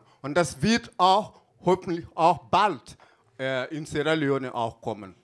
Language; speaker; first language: German; non-native, fluent; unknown